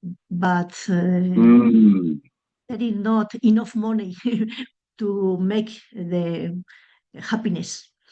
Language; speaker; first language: English; non-native, learner; Spanish